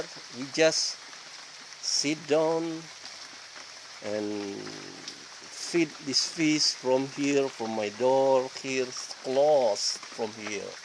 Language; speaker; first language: English; non-native, learner; Indonesian